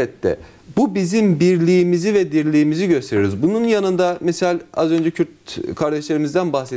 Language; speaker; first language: Turkish; native; Turkish